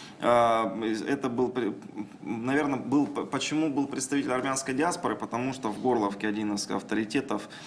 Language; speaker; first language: Russian; native; Russian